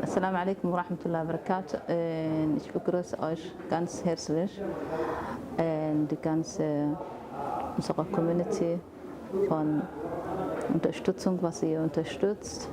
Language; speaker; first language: German; non-native, fluent; Somali